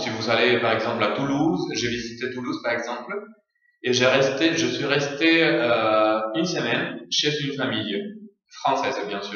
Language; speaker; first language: French; non-native, fluent; Spanish